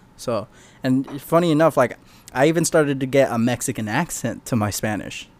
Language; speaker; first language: English; early bilingual, other home language; Spanish